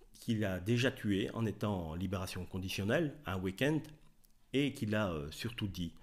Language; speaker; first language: French; native; French